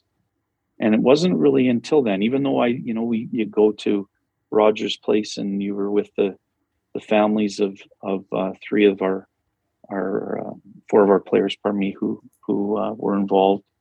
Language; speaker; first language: English; native; English